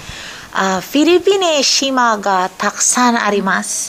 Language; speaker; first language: Japanese; non-native, learner; Filipino